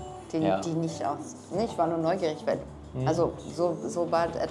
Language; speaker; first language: German; non-native, fluent; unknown